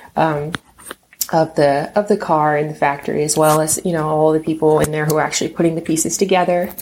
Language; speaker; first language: English; native; English